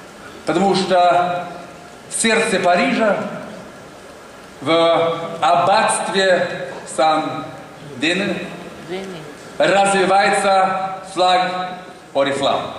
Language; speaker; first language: Russian; non-native, learner; Swedish